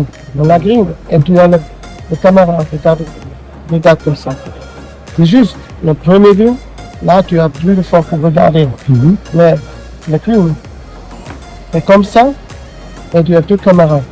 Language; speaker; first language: French; non-native, learner; German